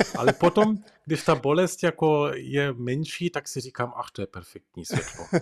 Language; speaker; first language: Czech; early bilingual, heritage; Czech